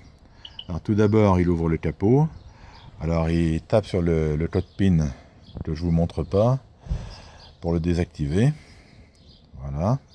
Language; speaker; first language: French; native; French